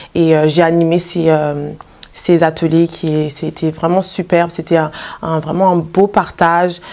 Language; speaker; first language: French; native; French